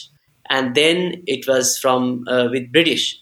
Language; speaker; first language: English; non-native, local second language; Sinhala